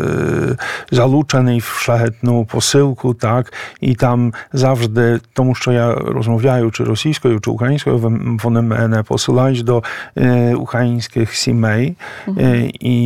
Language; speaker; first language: Ukrainian; non-native, fluent; Polish